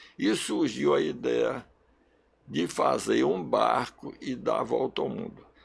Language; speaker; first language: Portuguese; early bilingual, other home language; Russian